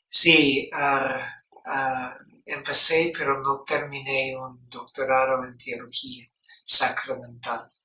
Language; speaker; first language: Spanish; non-native, fluent; English